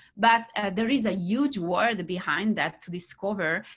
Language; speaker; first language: English; non-native, fluent; Italian